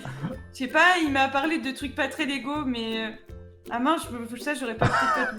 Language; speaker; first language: French; native; French